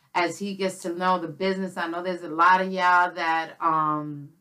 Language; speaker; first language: English; native; English